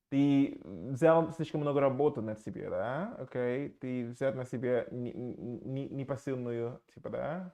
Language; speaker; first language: Russian; non-native, fluent; English